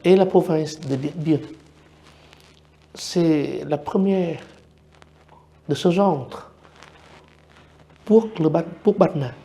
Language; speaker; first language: French; non-native, fluent; Vietnamese